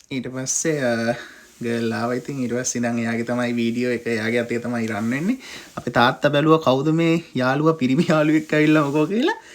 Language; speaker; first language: Sinhala; native; Sinhala